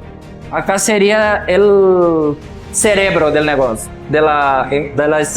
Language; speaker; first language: Portuguese; early bilingual, heritage; Portuguese